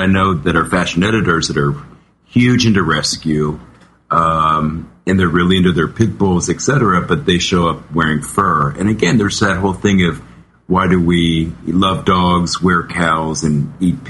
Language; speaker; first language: English; native; English